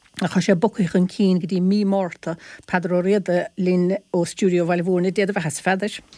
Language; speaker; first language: Irish; native; Irish